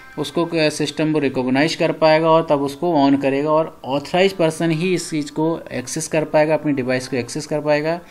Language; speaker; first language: Hindi; native; Hindi